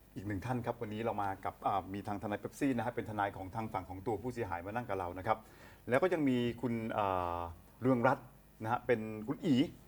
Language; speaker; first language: Thai; native; Thai